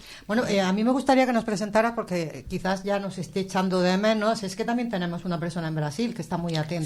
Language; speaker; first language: Spanish; native; Spanish